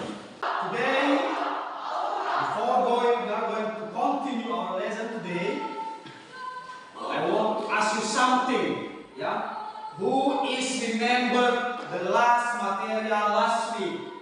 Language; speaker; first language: English; non-native, learner; Indonesian